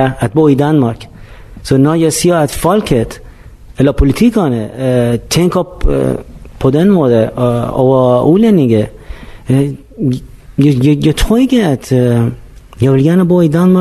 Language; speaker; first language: Danish; non-native, fluent; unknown